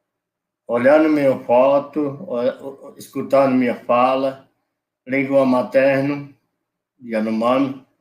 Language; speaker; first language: Portuguese; non-native, local second language; Yanomámi